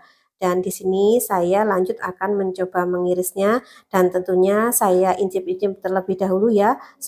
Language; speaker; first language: Indonesian; native; Indonesian